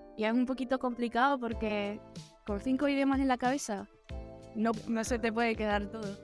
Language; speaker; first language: Spanish; early bilingual, heritage; Spanish